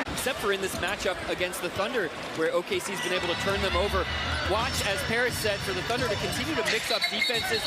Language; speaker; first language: English; native; English